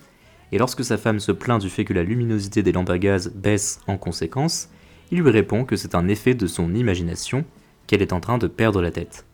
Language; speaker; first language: French; native; French